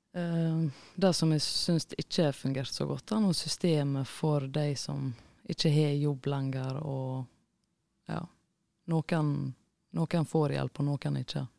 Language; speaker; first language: Norwegian; native; Norwegian